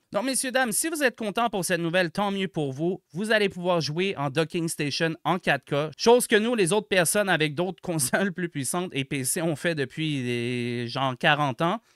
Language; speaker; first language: French; native; French